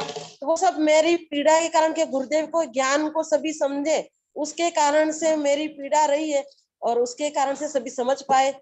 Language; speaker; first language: Hindi; native; Hindi